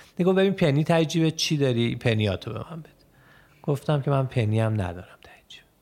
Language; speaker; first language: Persian; native; Persian